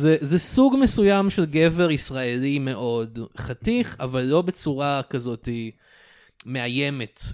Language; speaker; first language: Hebrew; native; Hebrew